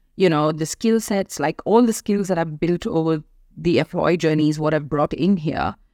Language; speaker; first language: English; non-native, local second language; Hindi